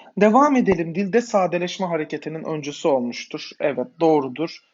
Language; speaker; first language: Turkish; native; Turkish